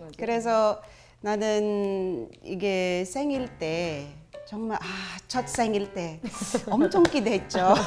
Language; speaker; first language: Korean; non-native, fluent; Filipino